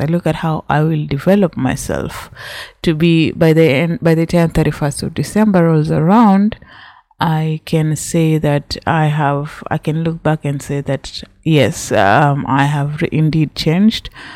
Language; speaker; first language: English; non-native, local second language; Swahili